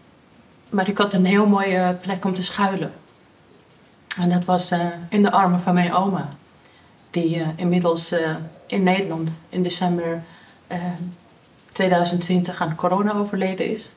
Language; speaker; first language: Dutch; early bilingual, other home language; Persian